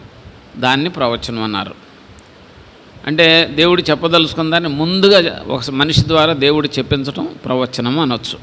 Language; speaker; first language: Telugu; native; Telugu